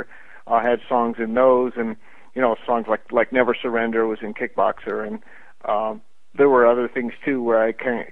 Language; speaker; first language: English; native; English